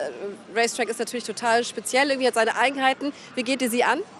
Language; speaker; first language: German; native; German